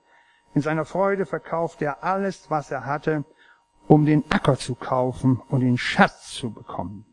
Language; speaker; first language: German; native; German